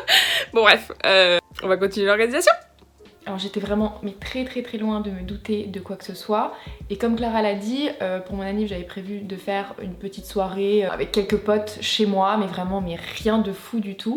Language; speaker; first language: French; native; French